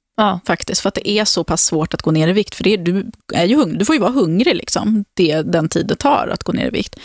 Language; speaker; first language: Swedish; native; Swedish